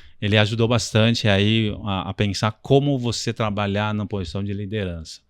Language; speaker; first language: Portuguese; non-native, fluent; Chinese